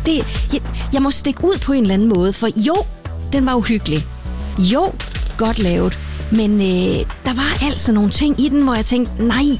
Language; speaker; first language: Danish; native; Danish